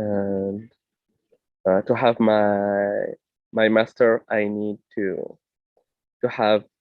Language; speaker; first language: English; non-native, fluent; French